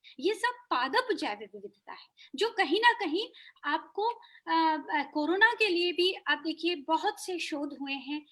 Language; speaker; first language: Hindi; native; Hindi